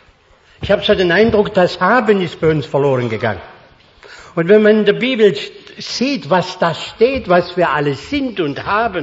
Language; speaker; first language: German; native; German